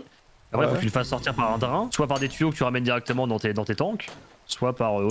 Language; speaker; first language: French; native; French